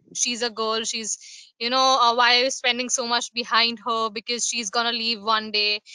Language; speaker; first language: English; non-native, local second language; Gujarati